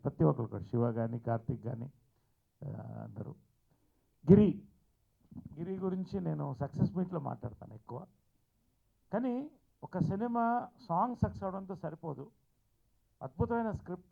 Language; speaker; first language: Telugu; native; Telugu